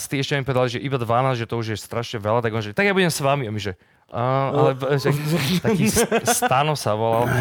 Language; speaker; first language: Slovak; native; Slovak